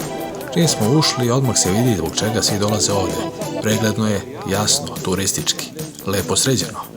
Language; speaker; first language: Serbian; native; Serbian